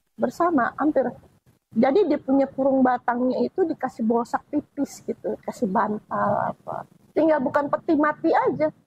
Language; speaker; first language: Indonesian; native; Indonesian